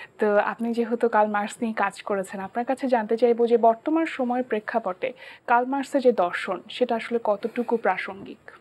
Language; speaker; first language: Bangla; native; Bangla